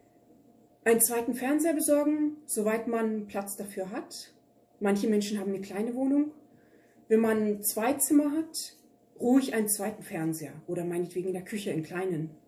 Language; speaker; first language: German; early bilingual, other home language; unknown